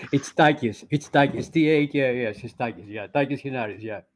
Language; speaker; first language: English; non-native, fluent; Greek